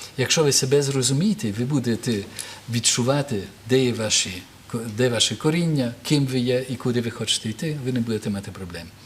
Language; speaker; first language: Ukrainian; early bilingual, heritage; Ukrainian